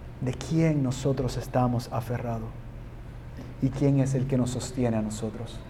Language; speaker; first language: Spanish; non-native, fluent; English